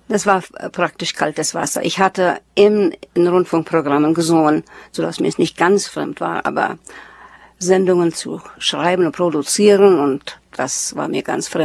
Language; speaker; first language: German; early bilingual, heritage; German